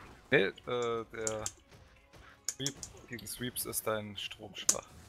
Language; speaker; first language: German; native; German